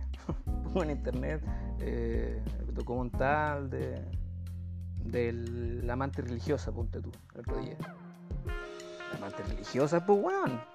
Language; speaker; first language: Spanish; native; Spanish